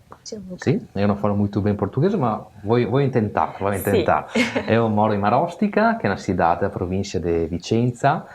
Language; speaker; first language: Portuguese; non-native, learner; Italian